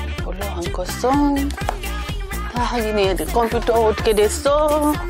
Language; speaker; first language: Korean; non-native, learner; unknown